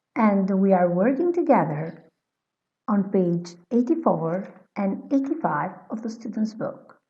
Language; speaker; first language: English; non-native, fluent; Albanian